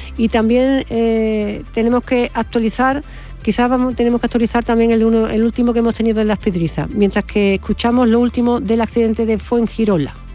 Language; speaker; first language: Spanish; native; Spanish